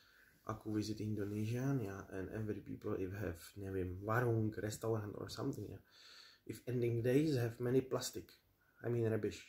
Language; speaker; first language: English; non-native, learner; Czech